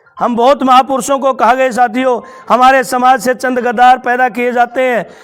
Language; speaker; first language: Hindi; native; Hindi